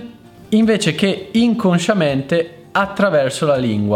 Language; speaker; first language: Italian; native; Italian